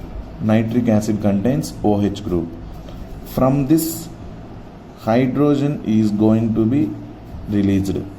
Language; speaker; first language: English; non-native, local second language; Telugu